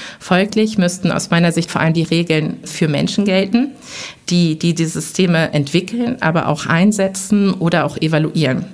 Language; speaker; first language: German; early bilingual, other home language; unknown